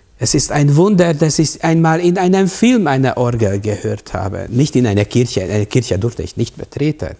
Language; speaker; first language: German; non-native, fluent; Hungarian